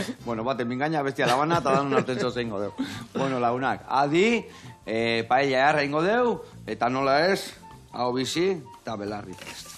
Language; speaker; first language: Basque; native; Basque